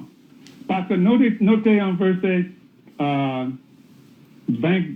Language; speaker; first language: French; non-native, learner; English